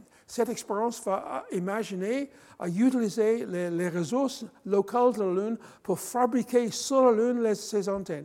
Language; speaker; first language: French; non-native, fluent; English